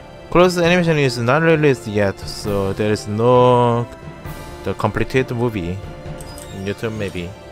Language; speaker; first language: English; non-native, learner; Korean